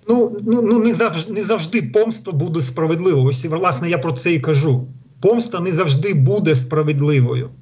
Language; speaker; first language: Ukrainian; non-native, local second language; Russian